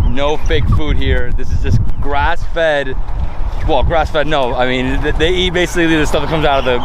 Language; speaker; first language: English; native; English